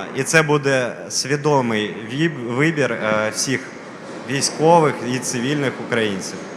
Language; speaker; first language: Ukrainian; non-native, local second language; Russian